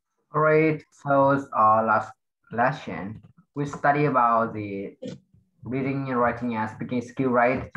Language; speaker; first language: English; non-native, fluent; Vietnamese